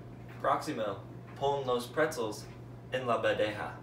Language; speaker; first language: Spanish; non-native, learner; English